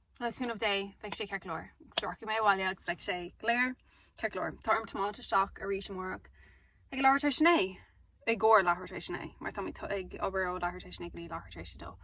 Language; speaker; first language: Irish; non-native, local second language; English